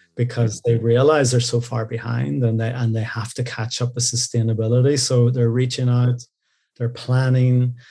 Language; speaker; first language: English; native; English